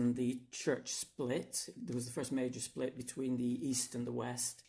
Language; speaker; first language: English; native; English